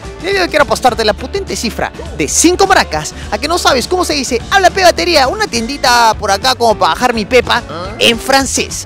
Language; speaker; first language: Spanish; native; Spanish